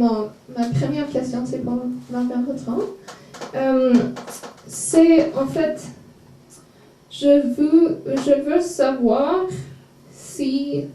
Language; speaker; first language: French; non-native, fluent; English